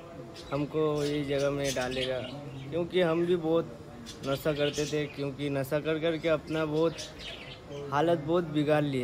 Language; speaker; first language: Hindi; non-native, local second language; Bangla